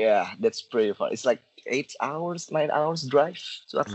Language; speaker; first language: English; non-native, learner; Indonesian